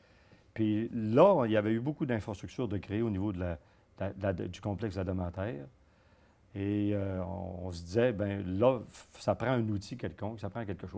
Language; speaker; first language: French; native; French